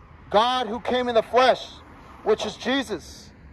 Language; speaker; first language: English; native; English